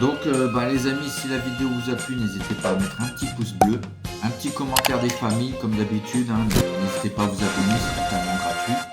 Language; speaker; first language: French; native; French